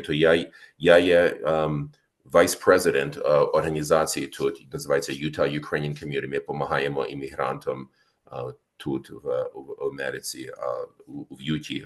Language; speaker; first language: Ukrainian; early bilingual, heritage; Ukrainian